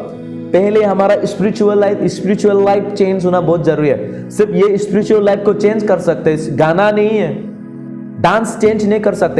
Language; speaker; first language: Hindi; non-native, local second language; Kok Borok